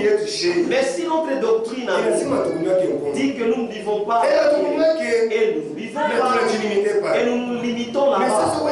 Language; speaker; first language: French; non-native, local second language; Swahili